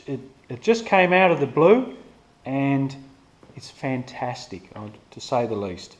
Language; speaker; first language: English; native; English